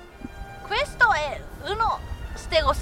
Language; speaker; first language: Italian; non-native, learner; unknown